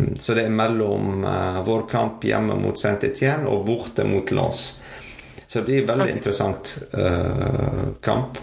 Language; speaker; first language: Norwegian; non-native, fluent; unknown